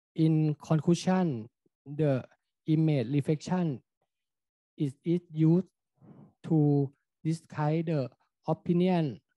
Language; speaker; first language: English; non-native, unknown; Thai